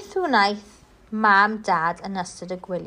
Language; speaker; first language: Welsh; non-native, local second language; English